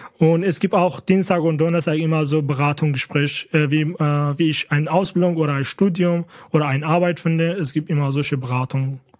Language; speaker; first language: German; non-native, fluent; Kurdish